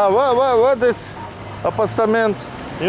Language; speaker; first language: English; non-native, learner; Russian